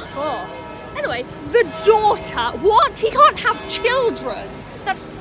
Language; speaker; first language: English; native; English